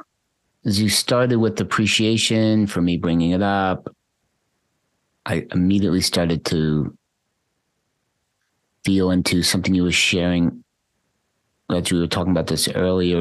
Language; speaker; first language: English; native; English